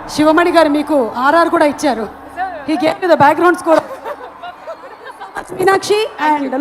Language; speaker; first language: Telugu; native; Telugu